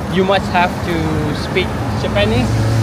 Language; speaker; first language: English; non-native, learner; Thai